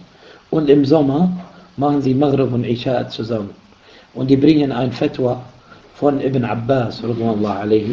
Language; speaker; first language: German; non-native, fluent; Arabic